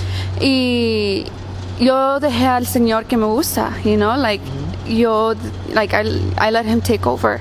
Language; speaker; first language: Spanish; early bilingual, heritage; Spanish